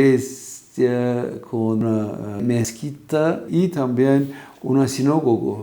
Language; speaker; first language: Spanish; non-native, fluent; Turkish